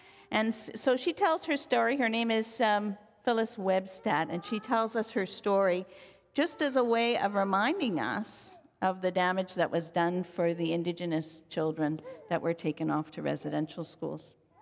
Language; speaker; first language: English; native; English